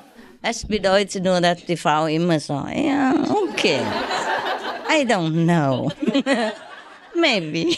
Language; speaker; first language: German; non-native, learner; Vietnamese